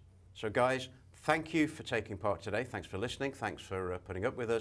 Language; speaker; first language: English; native; English